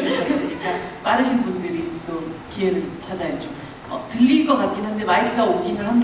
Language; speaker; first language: Korean; native; Korean